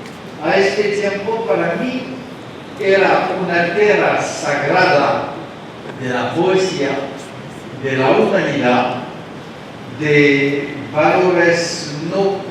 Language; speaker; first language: Spanish; non-native, learner; French